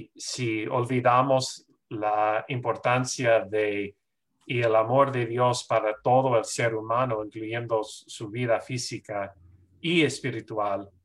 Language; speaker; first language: Spanish; non-native, fluent; English